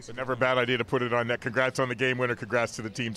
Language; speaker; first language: English; native; English